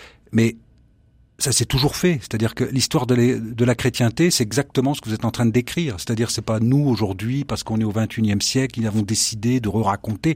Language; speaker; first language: French; native; French